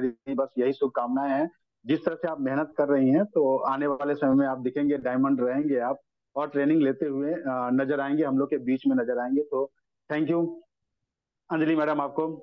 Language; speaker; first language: Hindi; native; Hindi